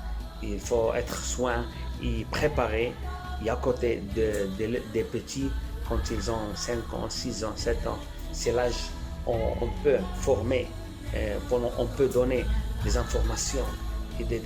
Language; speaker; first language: French; non-native, fluent; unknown